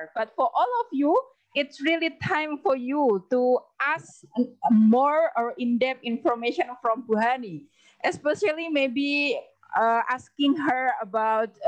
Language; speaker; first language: English; non-native, learner; Indonesian